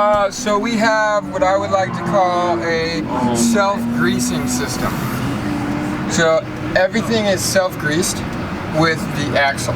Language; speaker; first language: English; native; English